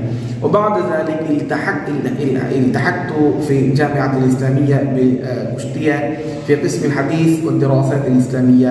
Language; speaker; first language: Arabic; non-native, fluent; Bangla